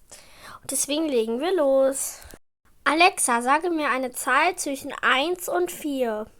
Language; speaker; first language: German; native; German